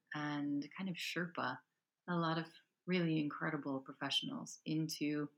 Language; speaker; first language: English; native; English